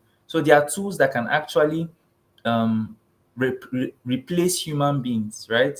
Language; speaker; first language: English; non-native, local second language; Igbo